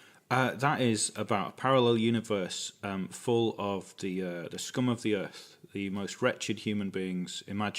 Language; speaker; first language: English; native; English